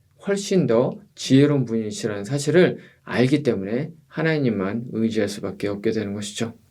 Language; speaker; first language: Korean; native; Korean